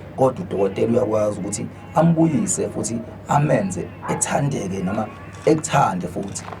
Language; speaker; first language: Zulu; native; Zulu